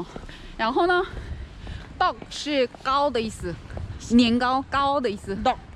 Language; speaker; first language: Chinese; non-native, fluent; Korean